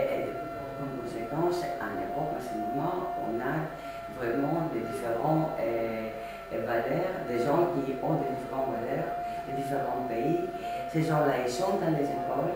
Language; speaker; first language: French; non-native, fluent; Greek